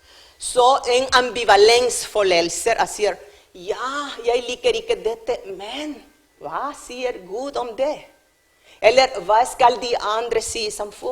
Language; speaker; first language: Norwegian; non-native, learner; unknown